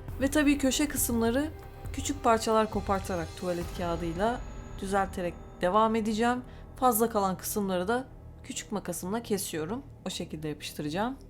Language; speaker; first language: Turkish; native; Turkish